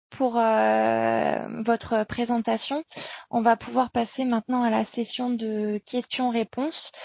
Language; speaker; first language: French; native; French